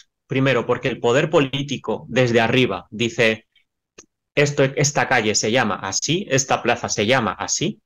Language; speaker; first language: Spanish; native; Spanish